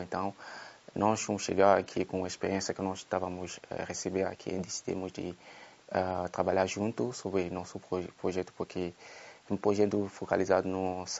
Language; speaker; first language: Portuguese; non-native, fluent; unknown